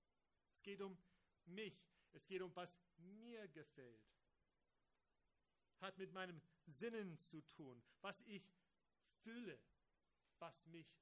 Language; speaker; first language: German; non-native, fluent; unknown